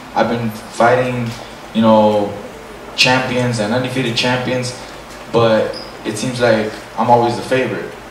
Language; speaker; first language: English; early bilingual, other home language; Spanish